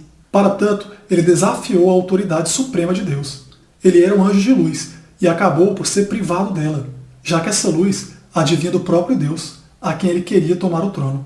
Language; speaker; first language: Portuguese; native; Portuguese